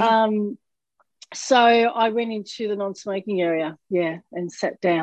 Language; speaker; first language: English; native; English